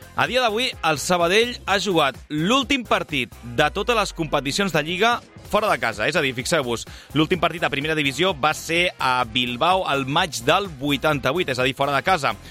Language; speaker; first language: Catalan; native; Catalan